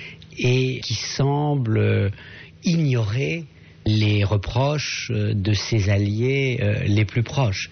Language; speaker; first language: French; native; French